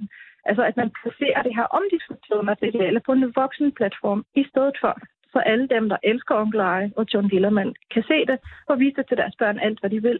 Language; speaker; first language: Danish; native; Danish